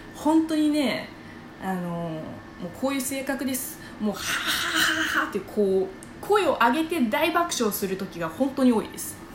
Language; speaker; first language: Japanese; non-native, fluent; Chinese